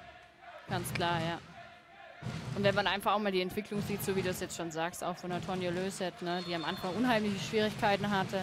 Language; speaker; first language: German; native; German